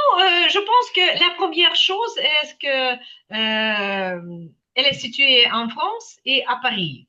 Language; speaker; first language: French; non-native, fluent; Ukrainian